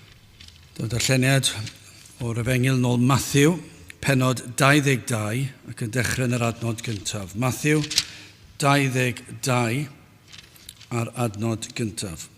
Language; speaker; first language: Welsh; native; Welsh